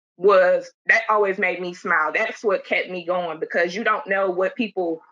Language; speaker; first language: English; native; English